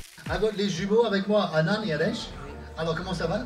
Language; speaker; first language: French; non-native, local second language; Morisyen